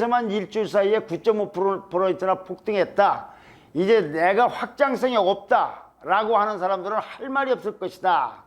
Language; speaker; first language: Korean; native; Korean